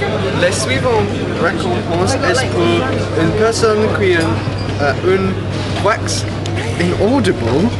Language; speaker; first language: French; non-native, learner; English